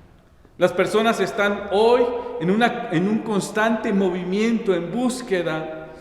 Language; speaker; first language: Spanish; native; Spanish